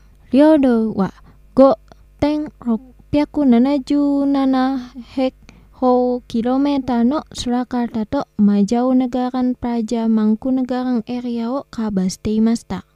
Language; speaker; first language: Japanese; non-native, fluent; Indonesian